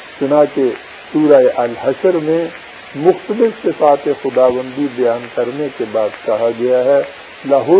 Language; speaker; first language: Urdu; native; Urdu